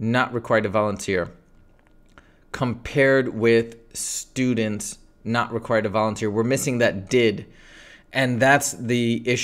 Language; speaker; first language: English; native; English